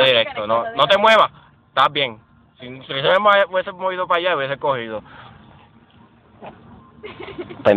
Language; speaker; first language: Spanish; native; Spanish